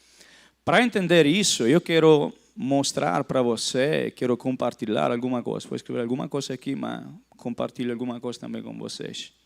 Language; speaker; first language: Portuguese; non-native, fluent; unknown